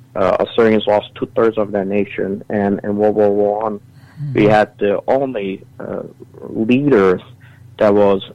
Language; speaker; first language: English; early bilingual, other home language; Assyrian Neo-Aramaic